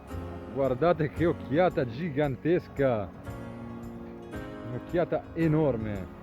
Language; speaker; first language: Italian; native; Italian